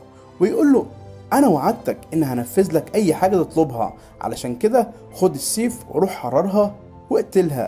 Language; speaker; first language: Arabic; native; Arabic